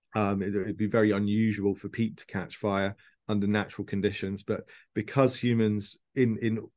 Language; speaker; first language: English; native; English